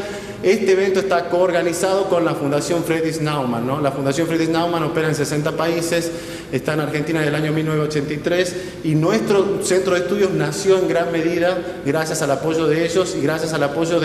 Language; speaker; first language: Spanish; native; Spanish